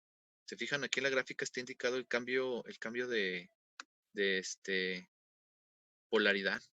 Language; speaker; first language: Spanish; native; Spanish